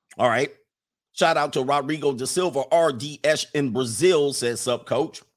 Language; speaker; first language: English; native; English